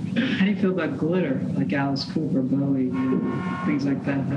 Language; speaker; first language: English; non-native, fluent; Dutch